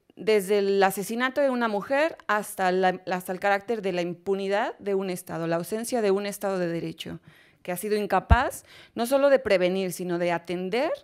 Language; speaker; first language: Spanish; native; Spanish